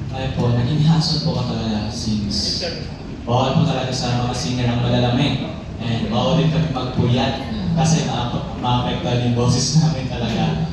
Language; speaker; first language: Filipino; native; Filipino